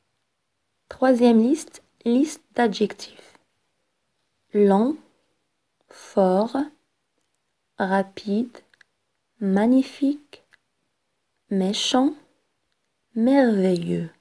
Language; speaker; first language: French; non-native, local second language; Arabic